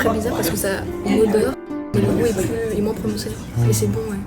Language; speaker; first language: French; native; French